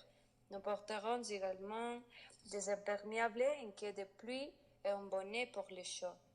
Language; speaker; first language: French; non-native, learner; Spanish